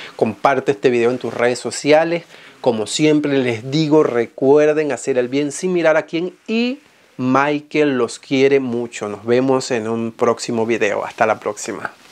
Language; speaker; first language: Spanish; native; Spanish